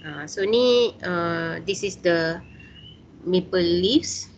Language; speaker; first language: English; non-native, local second language; Malay